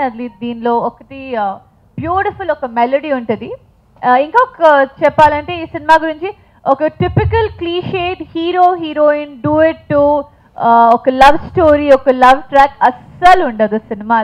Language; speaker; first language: Telugu; non-native, fluent; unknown